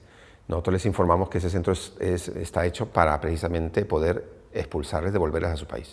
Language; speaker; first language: Spanish; native; Spanish